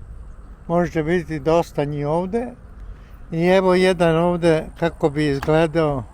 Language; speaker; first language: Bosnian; non-native, local second language; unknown